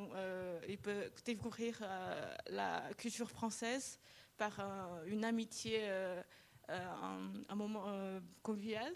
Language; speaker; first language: French; non-native, fluent; Chinese